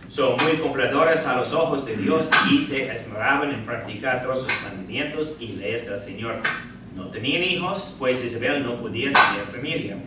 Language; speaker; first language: Spanish; non-native, fluent; English